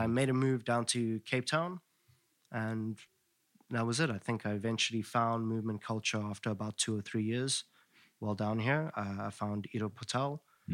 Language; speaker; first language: English; native; English